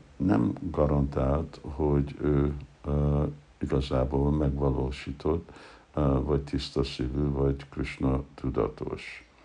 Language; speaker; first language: Hungarian; early bilingual, heritage; Hungarian